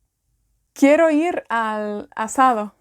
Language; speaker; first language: Spanish; non-native, fluent; Welsh